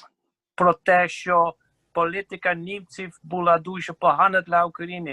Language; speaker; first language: Ukrainian; non-native, fluent; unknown